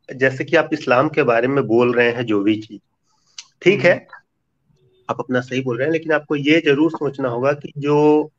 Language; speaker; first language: Hindi; native; Hindi